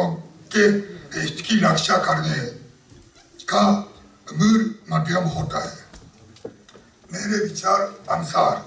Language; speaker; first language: Hindi; non-native, fluent; Japanese